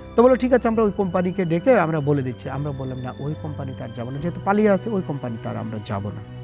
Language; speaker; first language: Bangla; native; Bangla